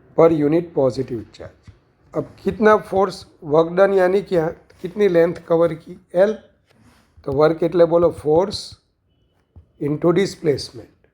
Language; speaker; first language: Hindi; non-native, local second language; Gujarati